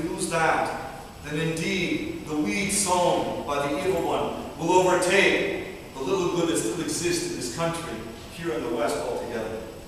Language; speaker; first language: English; early bilingual, other home language; Russian